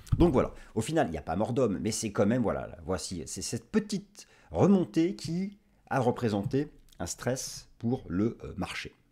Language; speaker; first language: French; native; French